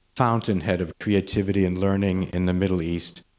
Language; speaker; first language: English; native; English